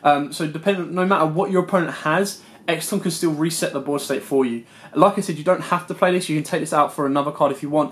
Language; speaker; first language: English; native; English